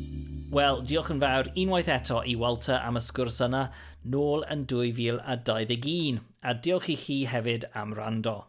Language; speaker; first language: Welsh; non-native, local second language; English